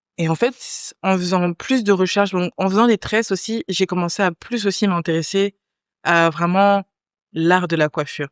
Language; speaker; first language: French; native; French